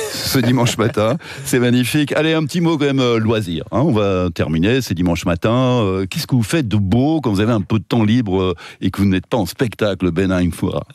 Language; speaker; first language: French; native; French